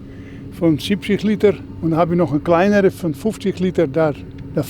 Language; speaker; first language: German; non-native, learner; Dutch